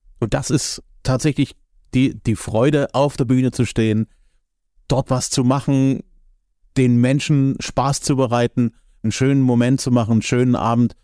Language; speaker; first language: German; native; German